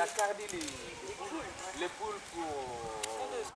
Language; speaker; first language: French; non-native, learner; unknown